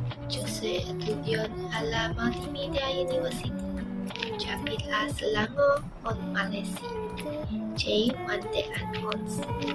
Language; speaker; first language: French; non-native, learner; Chinese